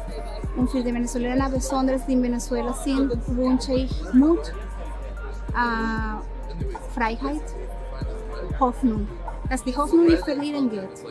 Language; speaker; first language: German; non-native, learner; Spanish